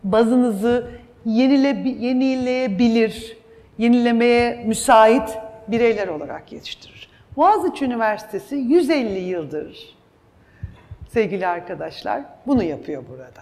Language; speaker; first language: Turkish; native; Turkish